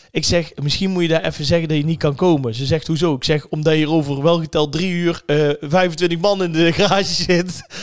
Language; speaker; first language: Dutch; native; Dutch